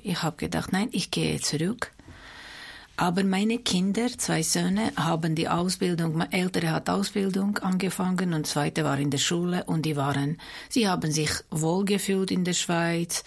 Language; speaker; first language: German; non-native, fluent; Armenian